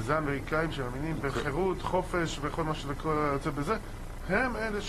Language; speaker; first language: Hebrew; native; Hebrew